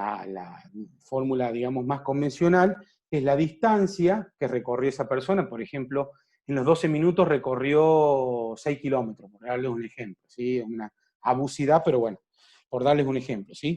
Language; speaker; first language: Spanish; native; Spanish